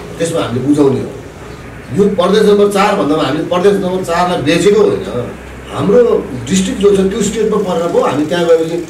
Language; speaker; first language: Nepali; non-native, local second language; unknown